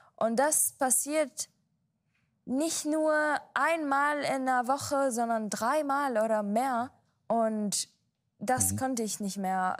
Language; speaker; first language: German; non-native, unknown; Arabic